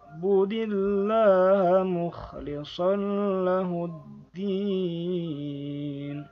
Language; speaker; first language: Arabic; non-native, fluent; Indonesian